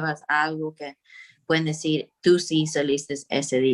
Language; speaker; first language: Spanish; early bilingual, heritage; Spanish